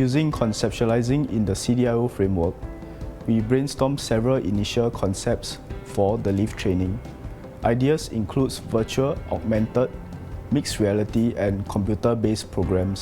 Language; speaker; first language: English; non-native, local second language; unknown